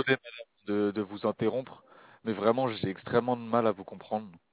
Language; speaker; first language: French; native; French